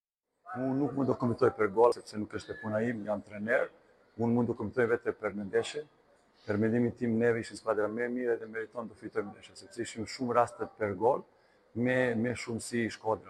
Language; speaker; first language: Albanian; non-native, learner; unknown